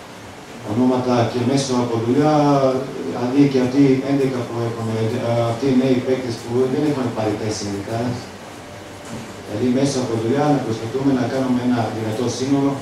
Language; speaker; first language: Greek; non-native, fluent; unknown